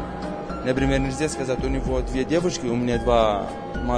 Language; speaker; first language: Russian; non-native, fluent; Arabic